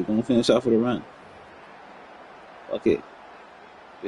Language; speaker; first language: English; native; English